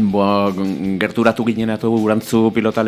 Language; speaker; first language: Basque; native; Basque